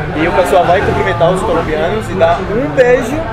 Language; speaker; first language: Portuguese; native; Portuguese